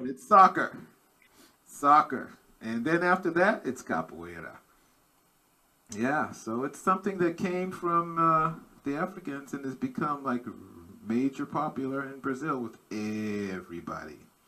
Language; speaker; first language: English; native; English